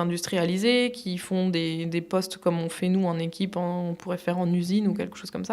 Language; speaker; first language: French; native; French